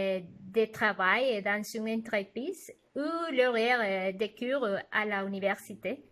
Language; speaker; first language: French; non-native, fluent; Spanish